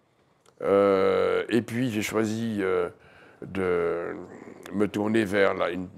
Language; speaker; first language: French; native; French